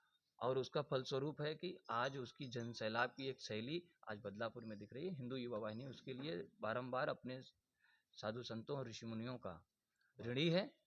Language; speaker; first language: Hindi; native; Hindi